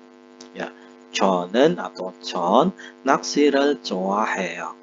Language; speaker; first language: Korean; non-native, fluent; Indonesian